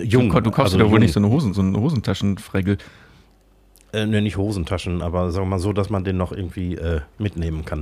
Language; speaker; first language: German; native; German